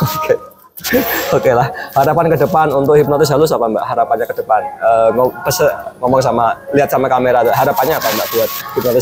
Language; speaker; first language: Indonesian; native; Indonesian